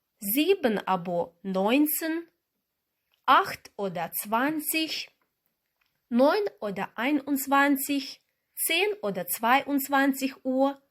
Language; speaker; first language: German; non-native, fluent; Ukrainian